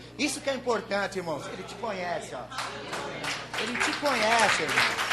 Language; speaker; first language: Portuguese; native; Portuguese